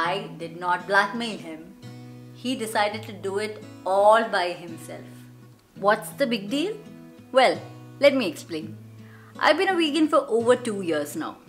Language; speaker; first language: English; non-native, local second language; Malayalam